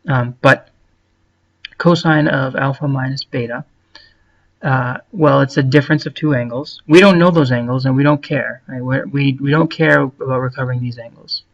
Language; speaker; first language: English; native; English